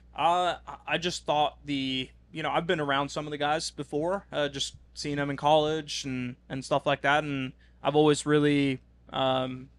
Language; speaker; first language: English; non-native, fluent; Norwegian